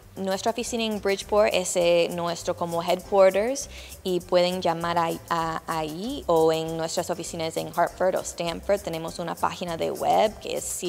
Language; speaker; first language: Spanish; non-native, fluent; English